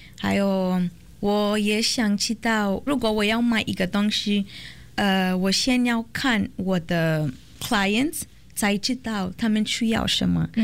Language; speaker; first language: Chinese; non-native, learner; Portuguese